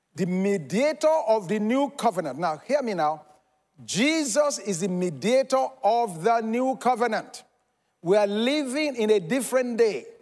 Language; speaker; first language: English; non-native, local second language; Yoruba